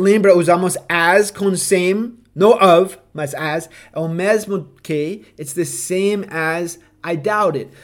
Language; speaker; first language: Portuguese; non-native, fluent; English